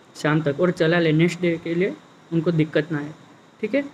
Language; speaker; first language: Hindi; non-native, local second language; Gujarati